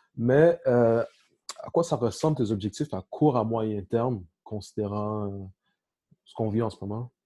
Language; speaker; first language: French; native; French